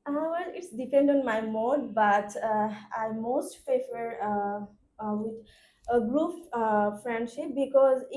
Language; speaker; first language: English; non-native, learner; Bangla